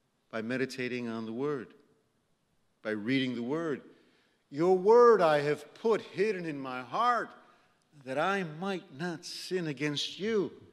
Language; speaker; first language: English; early bilingual, other home language; Romanian